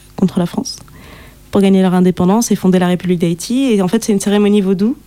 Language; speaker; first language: French; native; French